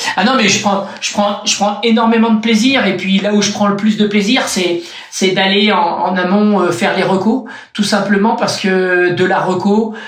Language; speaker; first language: French; native; French